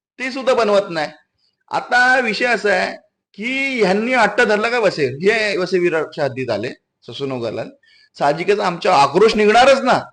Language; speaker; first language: Marathi; native; Marathi